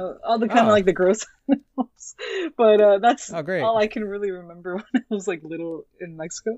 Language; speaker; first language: English; native; English